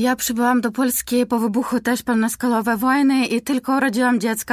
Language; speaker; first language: Polish; non-native, learner; Ukrainian